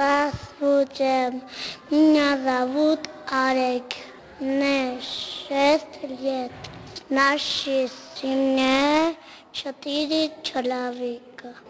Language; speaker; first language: Russian; non-native, learner; Armenian